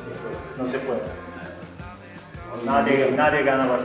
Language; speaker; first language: Spanish; non-native, learner; Italian